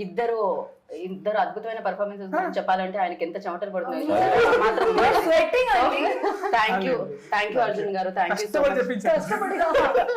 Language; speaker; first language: Telugu; native; Telugu